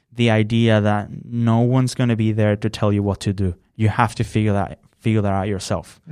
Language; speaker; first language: English; non-native, fluent; Spanish